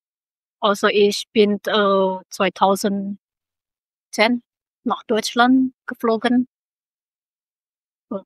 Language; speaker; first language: German; non-native, local second language; Indonesian